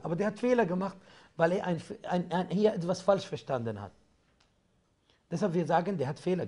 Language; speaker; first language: German; non-native, fluent; Arabic